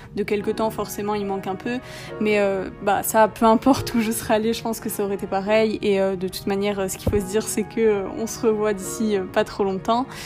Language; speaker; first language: French; native; French